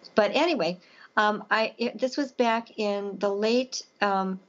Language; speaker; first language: English; native; English